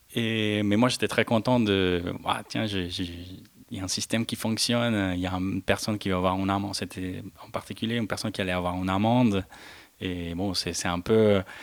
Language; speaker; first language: French; non-native, fluent; Spanish